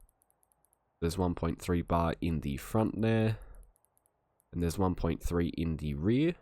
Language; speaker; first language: English; native; English